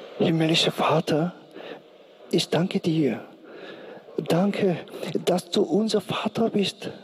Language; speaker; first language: German; non-native, learner; Korean